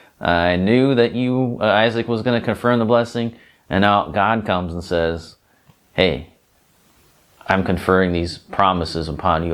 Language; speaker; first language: English; native; English